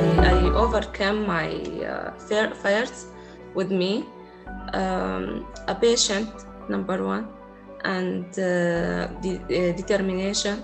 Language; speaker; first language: English; non-native, learner; Arabic